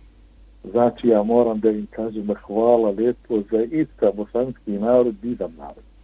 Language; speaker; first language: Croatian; non-native, fluent; Arabic